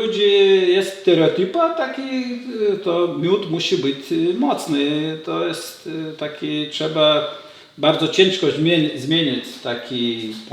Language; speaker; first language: Polish; non-native, learner; Lithuanian